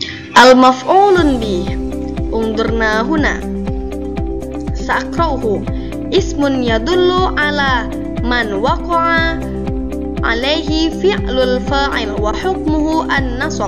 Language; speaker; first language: Arabic; non-native, learner; Indonesian